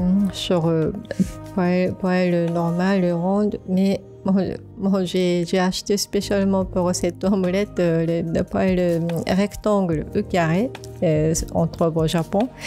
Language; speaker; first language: French; non-native, fluent; Japanese